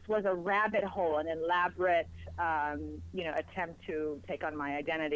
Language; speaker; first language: English; non-native, fluent; Spanish